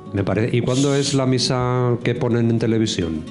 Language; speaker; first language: Spanish; native; Spanish